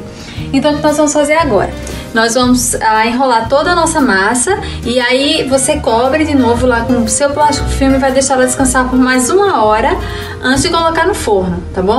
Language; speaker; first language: Portuguese; native; Portuguese